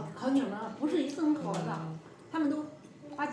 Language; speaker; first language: Chinese; native; Chinese